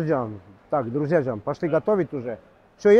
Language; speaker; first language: Russian; non-native, fluent; Armenian